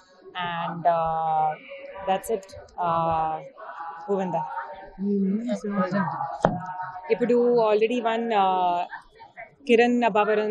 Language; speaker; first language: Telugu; non-native, learner; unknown